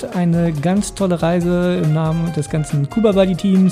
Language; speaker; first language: German; native; German